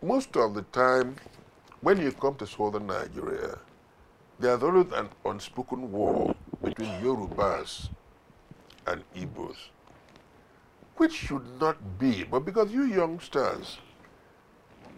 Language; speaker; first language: English; non-native, local second language; Igbo